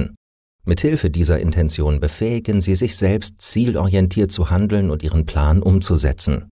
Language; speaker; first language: German; native; German